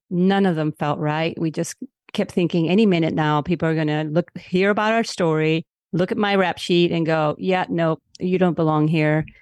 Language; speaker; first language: English; non-native, local second language; Spanish